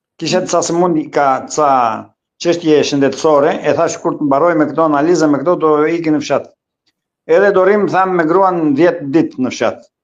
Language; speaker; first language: Albanian; non-native, local second language; Greek